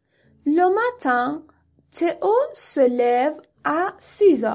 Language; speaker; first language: French; non-native, fluent; Persian